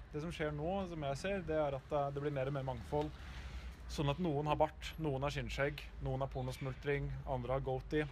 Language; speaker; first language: Norwegian; native; Norwegian